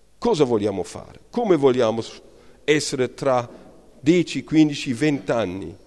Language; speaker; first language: Italian; non-native, fluent; German